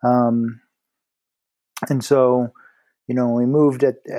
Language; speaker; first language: English; native; English